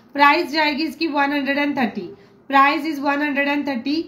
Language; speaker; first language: Hindi; non-native, local second language; Marathi